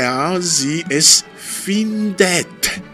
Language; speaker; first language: German; non-native, fluent; Rundi